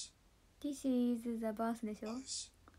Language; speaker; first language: English; non-native, learner; Japanese